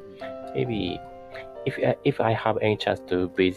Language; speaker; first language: English; non-native, learner; Japanese